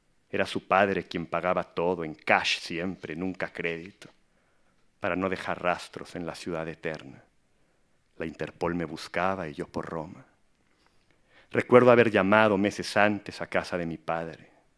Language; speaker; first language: Spanish; native; Spanish